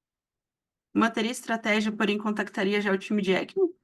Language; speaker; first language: Portuguese; native; Portuguese